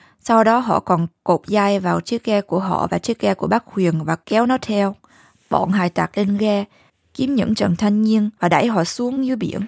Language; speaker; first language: Vietnamese; early bilingual, heritage; Vietnamese